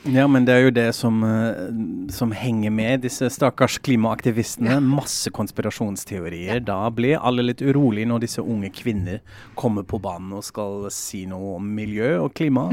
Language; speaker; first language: Norwegian; non-native, fluent; German